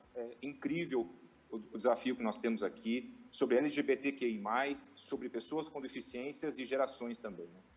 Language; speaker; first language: Portuguese; native; Portuguese